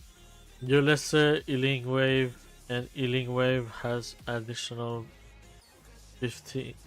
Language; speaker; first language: English; non-native, learner; French